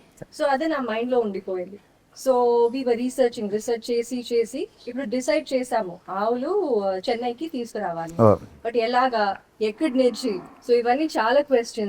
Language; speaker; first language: Telugu; non-native, local second language; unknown